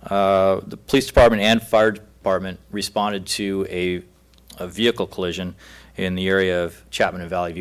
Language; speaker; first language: English; native; English